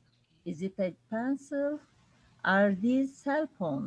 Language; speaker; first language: English; non-native, learner; Turkish